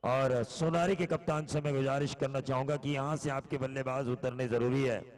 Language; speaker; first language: Hindi; non-native, local second language; Marathi